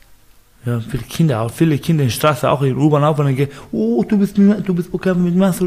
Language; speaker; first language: German; non-native, learner; Persian